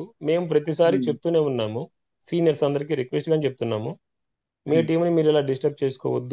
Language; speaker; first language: Telugu; native; Telugu